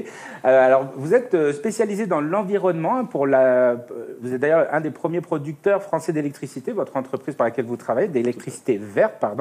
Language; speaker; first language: French; native; French